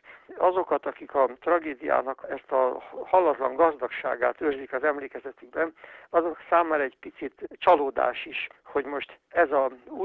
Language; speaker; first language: Hungarian; native; Hungarian